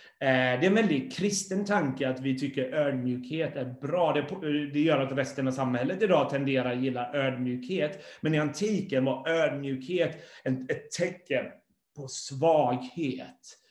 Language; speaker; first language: Swedish; non-native, fluent; English